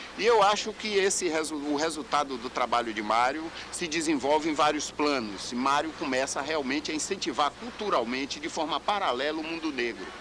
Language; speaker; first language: Portuguese; native; Portuguese